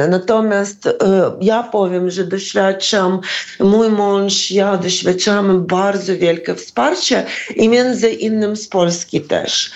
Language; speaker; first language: Polish; non-native, fluent; Ukrainian